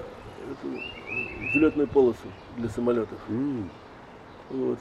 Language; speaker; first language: Russian; native; Russian